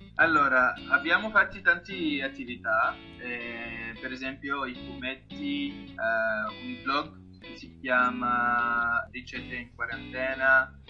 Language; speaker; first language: Italian; non-native, learner; Arabic